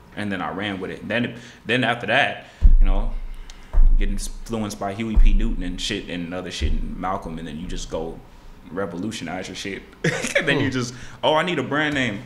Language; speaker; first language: English; native; English